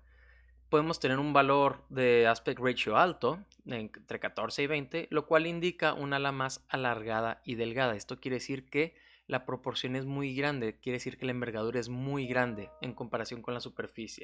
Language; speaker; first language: Spanish; native; Spanish